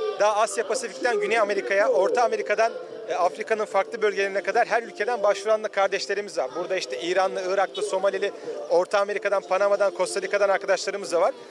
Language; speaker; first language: Turkish; native; Turkish